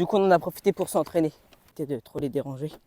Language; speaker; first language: French; native; French